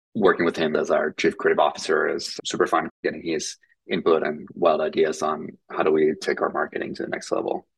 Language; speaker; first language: English; non-native, fluent; Finnish